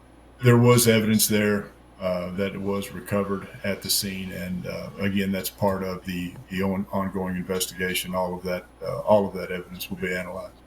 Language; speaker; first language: English; native; English